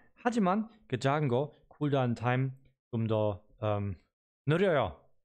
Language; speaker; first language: Korean; non-native, learner; German